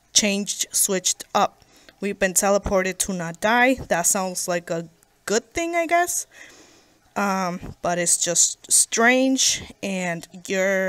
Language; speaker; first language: English; native; English